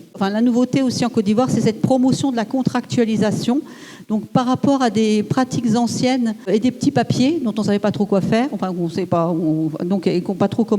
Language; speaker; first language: French; native; French